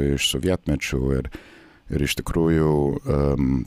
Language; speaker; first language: Lithuanian; non-native, fluent; English